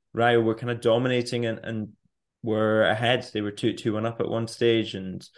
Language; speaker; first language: English; native; English